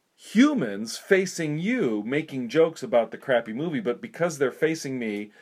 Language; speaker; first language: English; native; English